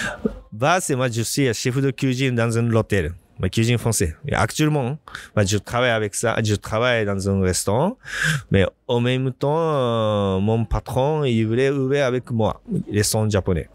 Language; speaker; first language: French; non-native, learner; Japanese